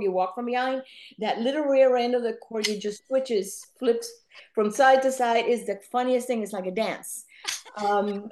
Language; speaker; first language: English; non-native, fluent; Spanish